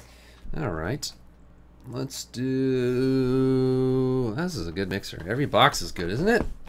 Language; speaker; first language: English; native; English